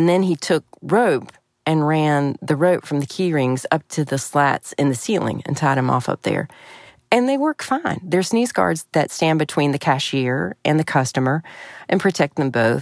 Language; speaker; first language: English; native; English